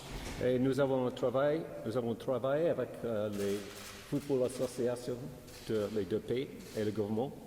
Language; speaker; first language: French; non-native, learner; English